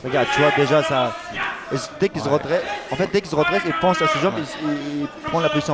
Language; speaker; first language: French; native; French